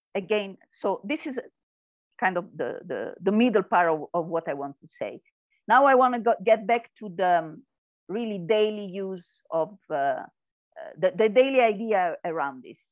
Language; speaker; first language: English; non-native, learner; Italian